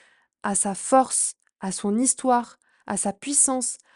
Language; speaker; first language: French; native; French